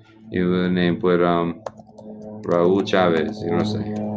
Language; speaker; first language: Spanish; non-native, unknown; English